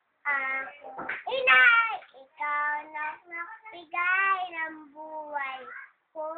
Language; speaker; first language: Filipino; native; Filipino